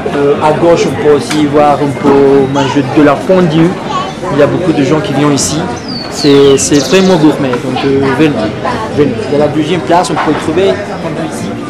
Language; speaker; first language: French; non-native, fluent; Spanish